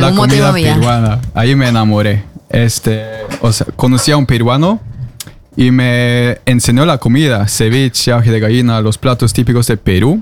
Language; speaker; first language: Spanish; non-native, fluent; Norwegian